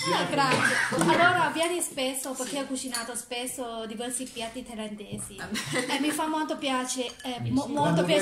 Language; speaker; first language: Italian; non-native, learner; Thai